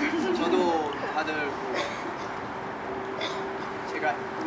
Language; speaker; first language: Korean; early bilingual, heritage; English